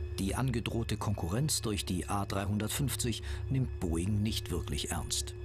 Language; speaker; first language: German; native; German